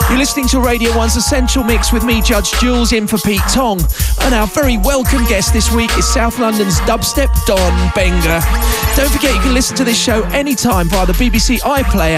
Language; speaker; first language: English; native; English